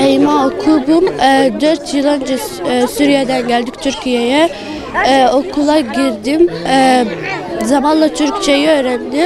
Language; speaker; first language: Turkish; early bilingual, other home language; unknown